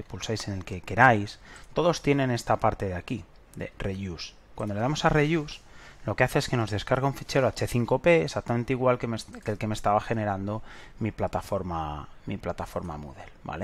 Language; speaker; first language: Spanish; native; Spanish